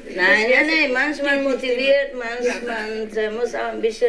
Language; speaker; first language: German; non-native, learner; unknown